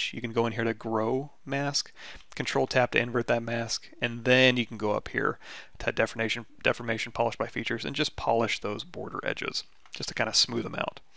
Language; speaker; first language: English; native; English